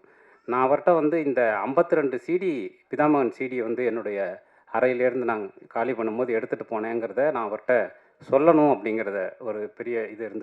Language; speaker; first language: Tamil; native; Tamil